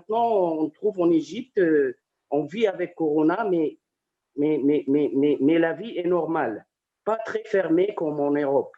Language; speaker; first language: French; non-native, fluent; Arabic